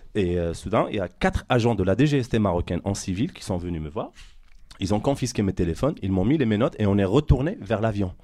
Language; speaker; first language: French; non-native, local second language; Arabic